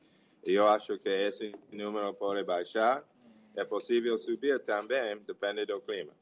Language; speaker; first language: Portuguese; non-native, learner; English